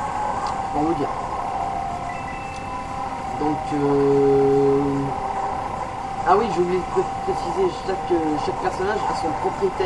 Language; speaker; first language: French; native; French